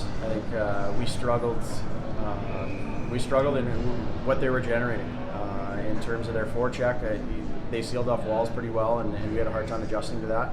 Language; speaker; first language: English; native; English